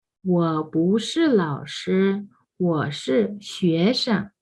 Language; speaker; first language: Chinese; non-native, fluent; Mongolian